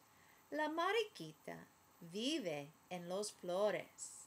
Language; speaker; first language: Spanish; non-native, learner; English